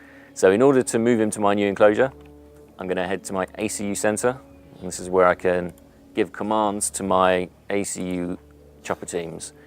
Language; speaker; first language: English; native; English